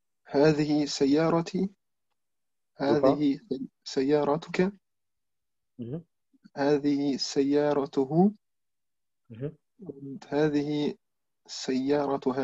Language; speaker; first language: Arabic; non-native, learner; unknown